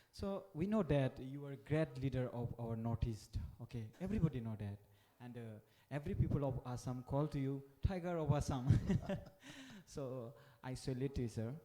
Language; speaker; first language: English; non-native, local second language; Bodo